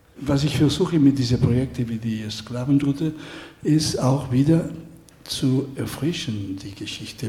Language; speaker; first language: German; non-native, fluent; Spanish